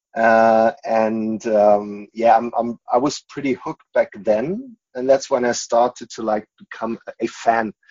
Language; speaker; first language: English; non-native, fluent; German